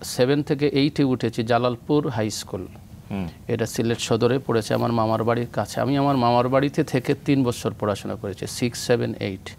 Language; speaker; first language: Bangla; native; Bangla